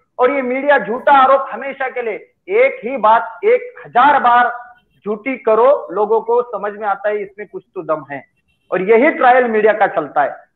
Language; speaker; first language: Hindi; non-native, local second language; Marathi